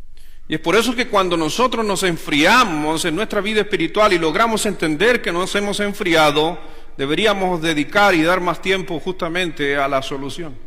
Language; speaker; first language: Spanish; native; Spanish